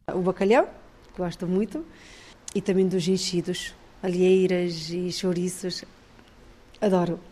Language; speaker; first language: Portuguese; non-native, local second language; Kabuverdianu